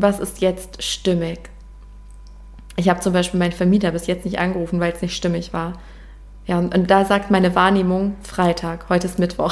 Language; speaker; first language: German; native; German